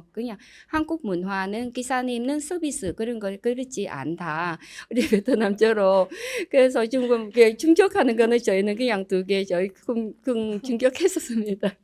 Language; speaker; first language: Korean; non-native, learner; Vietnamese